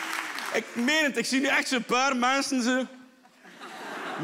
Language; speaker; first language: Dutch; native; Dutch